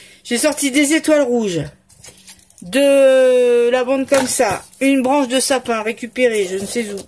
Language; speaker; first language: French; native; French